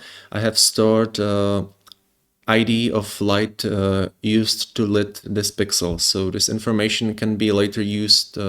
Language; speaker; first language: English; non-native, fluent; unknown